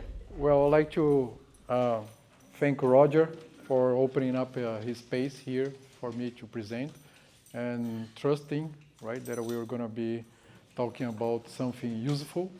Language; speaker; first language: English; non-native, fluent; Portuguese